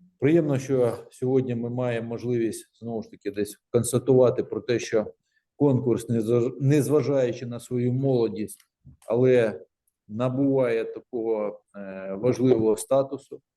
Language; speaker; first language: Ukrainian; native; Ukrainian